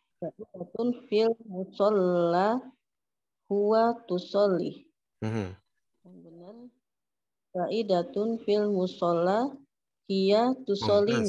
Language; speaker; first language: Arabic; non-native, learner; Indonesian